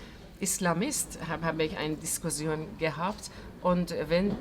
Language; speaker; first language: German; non-native, fluent; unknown